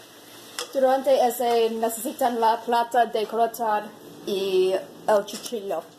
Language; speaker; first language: Spanish; non-native, learner; English